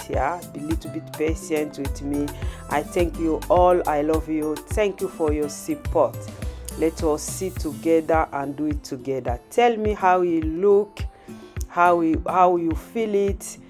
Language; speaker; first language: English; non-native, learner; Lingala